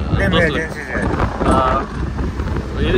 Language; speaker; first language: Hindi; native; Hindi